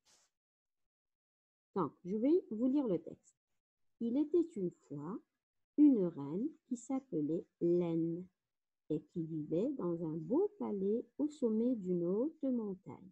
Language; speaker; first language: French; non-native, local second language; Arabic